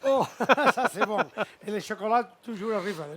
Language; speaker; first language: French; non-native, learner; Catalan